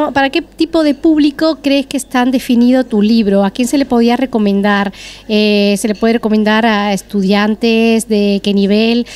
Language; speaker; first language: Spanish; native; Spanish